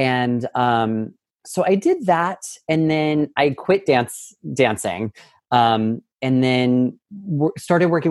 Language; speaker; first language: English; native; English